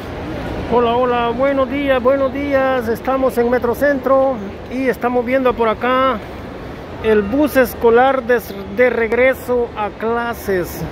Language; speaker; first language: Spanish; native; Spanish